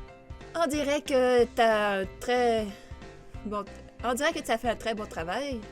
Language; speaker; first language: French; native; French